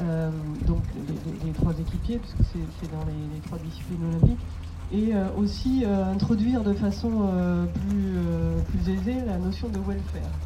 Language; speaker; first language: French; native; French